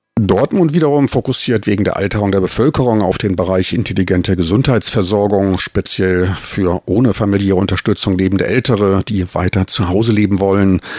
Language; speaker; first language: German; native; German